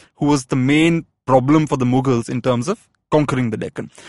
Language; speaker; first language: English; non-native, local second language; Malayalam